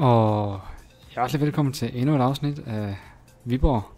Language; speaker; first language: Danish; native; Danish